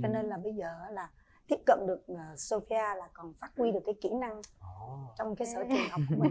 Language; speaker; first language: Vietnamese; native; Vietnamese